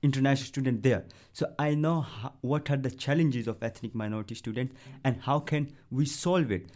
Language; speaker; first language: English; non-native, local second language; Punjabi